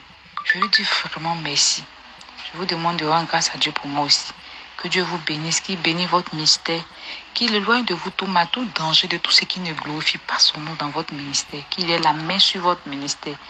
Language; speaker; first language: French; native; French